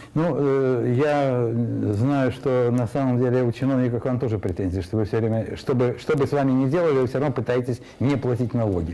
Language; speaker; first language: Russian; native; Russian